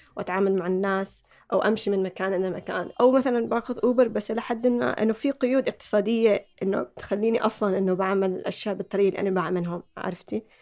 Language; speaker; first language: Arabic; early bilingual, other home language; Somali